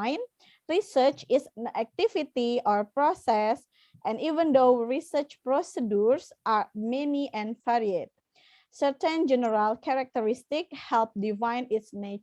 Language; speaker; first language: English; non-native, fluent; Indonesian